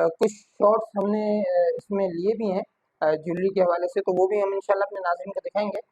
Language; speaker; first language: Urdu; non-native, local second language; Memoni